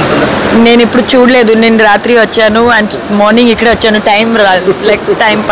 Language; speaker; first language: Telugu; non-native, learner; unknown